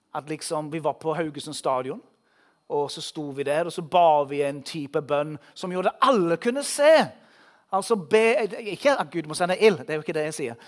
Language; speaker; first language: Norwegian; non-native, fluent; English